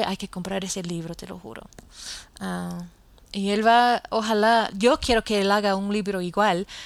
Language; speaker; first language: Spanish; non-native, fluent; English